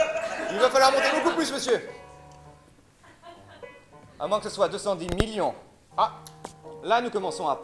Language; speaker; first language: French; native; French